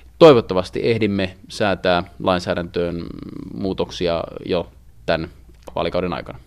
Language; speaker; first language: Finnish; native; Finnish